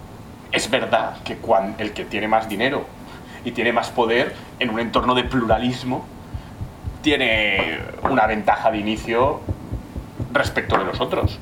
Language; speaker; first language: Spanish; native; Spanish